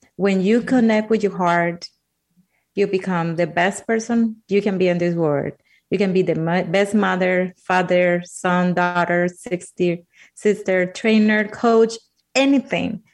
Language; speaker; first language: English; non-native, fluent; Spanish